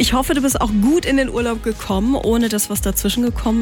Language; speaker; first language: German; native; German